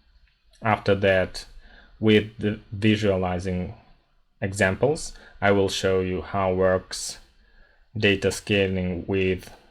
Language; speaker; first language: English; non-native, fluent; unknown